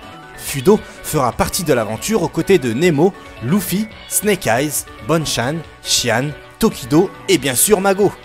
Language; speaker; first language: French; native; French